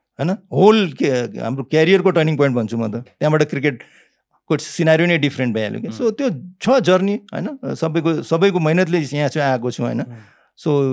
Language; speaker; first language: Nepali; early bilingual, heritage; Nepali